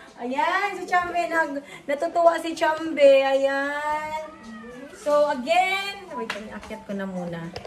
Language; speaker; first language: Filipino; non-native, local second language; Cebuano